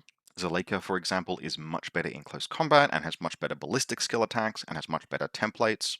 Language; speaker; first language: English; native; English